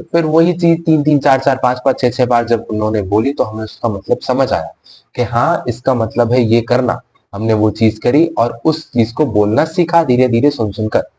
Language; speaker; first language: Hindi; native; Hindi